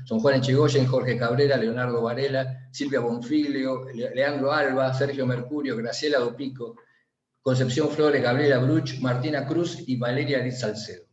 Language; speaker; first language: Spanish; native; Spanish